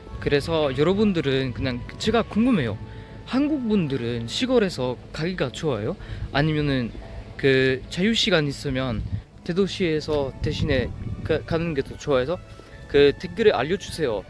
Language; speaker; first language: Korean; non-native, learner; French